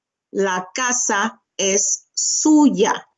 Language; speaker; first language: Spanish; non-native, fluent; English